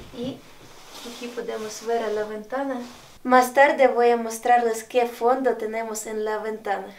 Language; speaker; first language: Spanish; non-native, fluent; Ukrainian